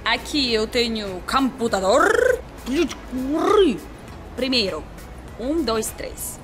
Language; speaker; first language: Portuguese; non-native, learner; Russian